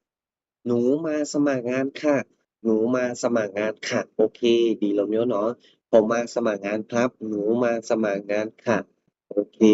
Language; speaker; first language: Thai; non-native, fluent; Burmese